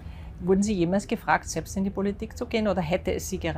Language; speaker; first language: German; native; German